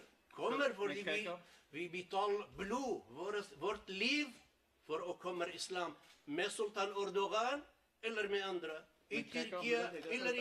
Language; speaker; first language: Norwegian; non-native, learner; Kurdish